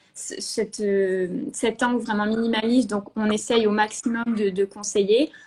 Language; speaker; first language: French; native; French